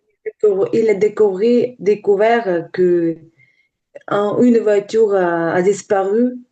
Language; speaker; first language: French; non-native, learner; Ukrainian